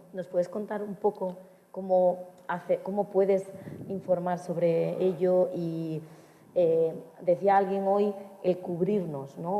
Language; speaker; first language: Spanish; native; Spanish